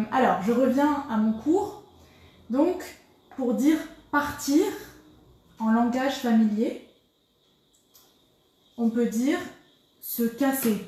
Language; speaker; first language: French; native; French